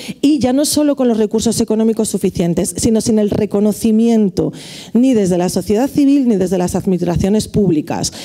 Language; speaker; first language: Spanish; native; Spanish